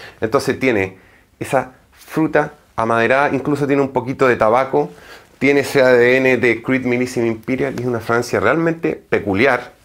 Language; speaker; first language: Spanish; native; Spanish